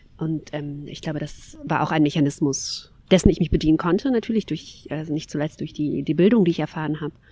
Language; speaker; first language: German; early bilingual, other home language; Kabyle